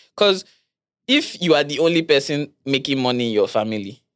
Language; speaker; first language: English; non-native, local second language; Yoruba